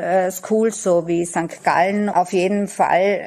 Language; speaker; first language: German; native; German